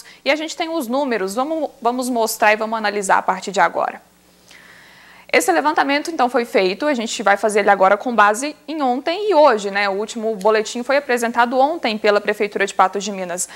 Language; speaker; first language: Portuguese; native; Portuguese